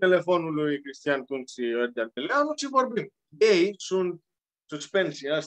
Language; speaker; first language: Romanian; non-native, learner; Greek